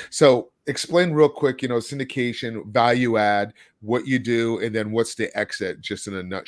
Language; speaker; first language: English; native; English